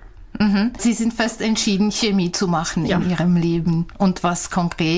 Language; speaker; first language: German; non-native, fluent; Czech